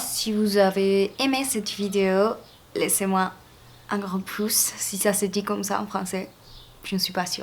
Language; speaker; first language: French; non-native, fluent; Spanish